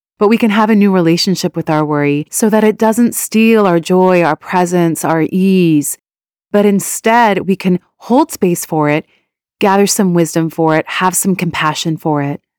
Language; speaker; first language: English; early bilingual, other home language; Persian